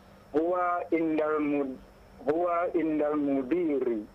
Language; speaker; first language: Arabic; non-native, learner; Indonesian